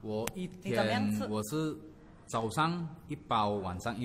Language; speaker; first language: Chinese; early bilingual, heritage; Chinese